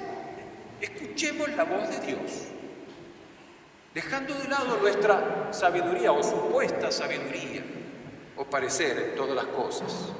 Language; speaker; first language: Spanish; native; Spanish